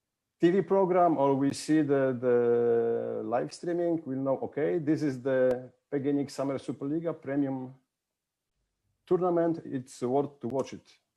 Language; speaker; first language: English; non-native, fluent; Polish